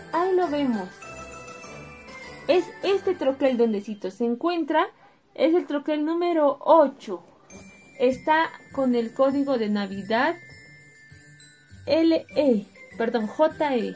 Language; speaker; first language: Spanish; native; Spanish